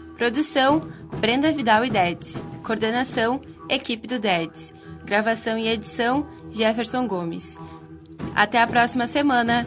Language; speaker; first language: Portuguese; native; Portuguese